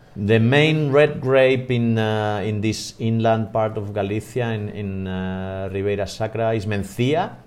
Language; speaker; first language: English; non-native, fluent; Spanish